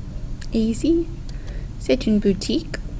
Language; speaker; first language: French; non-native, fluent; English